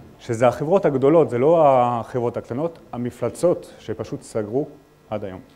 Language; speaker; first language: Hebrew; non-native, fluent; French